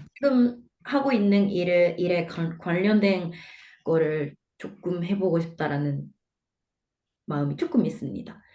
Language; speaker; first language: Korean; non-native, fluent; Japanese